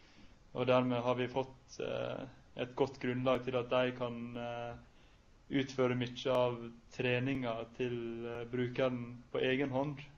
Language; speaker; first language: Norwegian; native; Norwegian